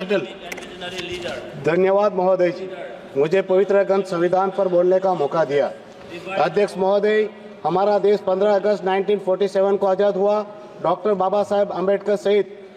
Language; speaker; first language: Hindi; non-native, local second language; Gujarati